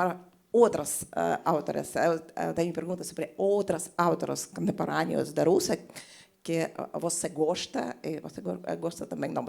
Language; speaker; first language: Portuguese; non-native, fluent; Russian